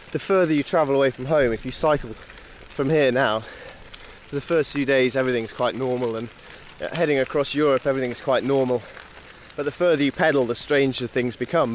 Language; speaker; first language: English; native; English